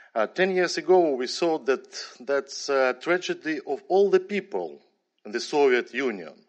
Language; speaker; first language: English; non-native, fluent; Ukrainian